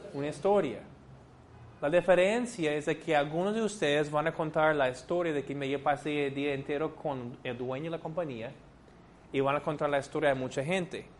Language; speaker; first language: Spanish; non-native, fluent; English